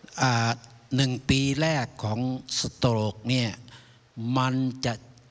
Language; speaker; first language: Thai; native; Thai